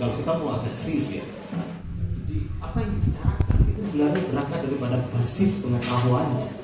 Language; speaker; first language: Indonesian; non-native, local second language; Madurese